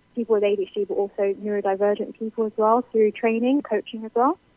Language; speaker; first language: English; native; English